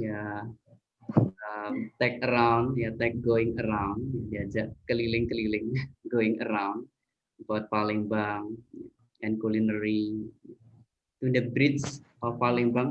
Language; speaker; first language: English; non-native, fluent; Indonesian